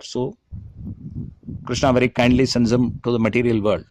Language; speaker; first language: English; non-native, local second language; Tamil